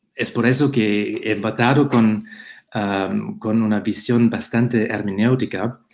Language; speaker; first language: Spanish; non-native, fluent; German